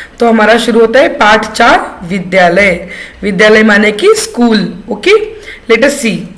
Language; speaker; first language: Hindi; non-native, local second language; Marathi